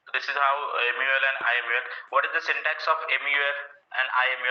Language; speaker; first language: English; non-native, local second language; Marathi